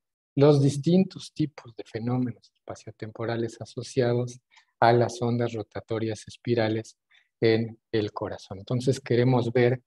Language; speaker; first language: Spanish; native; Spanish